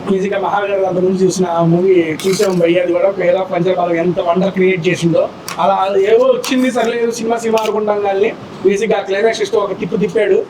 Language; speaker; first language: Telugu; native; Telugu